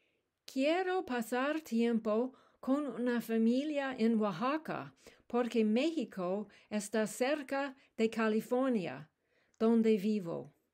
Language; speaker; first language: Spanish; non-native, learner; English